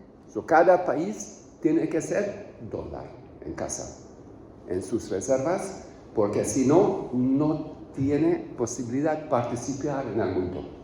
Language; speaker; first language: Spanish; non-native, learner; Hungarian